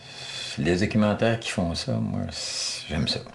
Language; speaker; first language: French; native; French